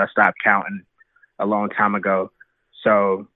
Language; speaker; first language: English; native; English